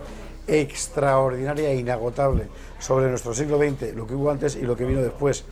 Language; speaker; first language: Spanish; native; Spanish